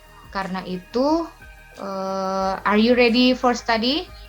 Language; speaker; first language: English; non-native, learner; Indonesian